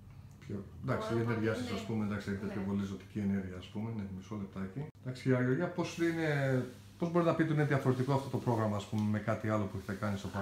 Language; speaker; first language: Greek; native; Greek